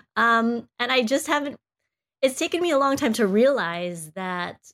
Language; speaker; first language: English; native; English